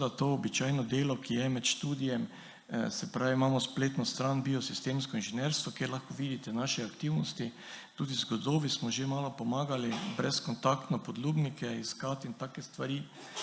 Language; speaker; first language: Slovenian; native; Slovenian